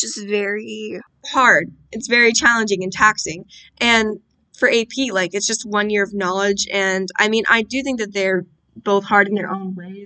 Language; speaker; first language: English; native; English